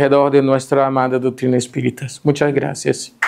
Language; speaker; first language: Spanish; non-native, fluent; Portuguese